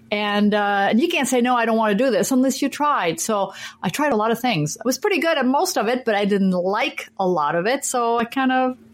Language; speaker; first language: English; non-native, fluent; French